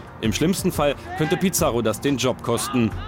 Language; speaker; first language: German; native; German